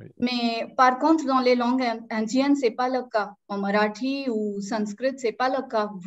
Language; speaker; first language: French; non-native, local second language; Marathi